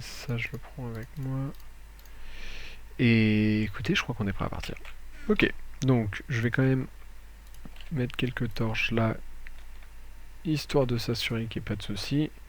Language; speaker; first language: French; native; French